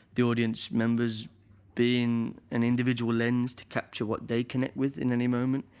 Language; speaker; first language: English; native; English